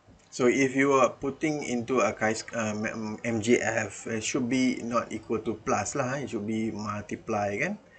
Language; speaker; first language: English; non-native, local second language; Malay